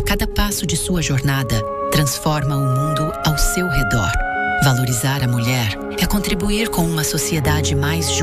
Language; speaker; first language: Portuguese; native; Portuguese